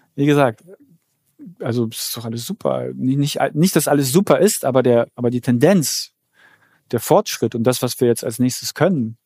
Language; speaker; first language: German; early bilingual, other home language; Polish